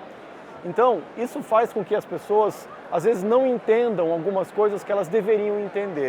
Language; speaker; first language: Portuguese; native; Portuguese